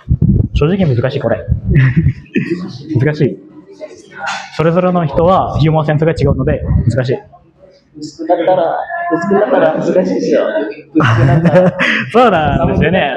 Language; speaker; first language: Japanese; non-native, fluent; Indonesian